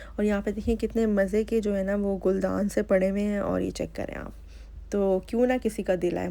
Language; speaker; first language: Urdu; native; Urdu